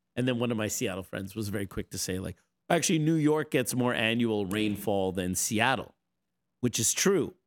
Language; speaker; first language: English; native; English